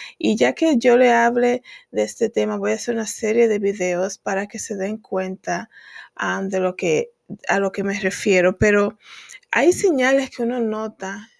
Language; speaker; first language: Spanish; native; Spanish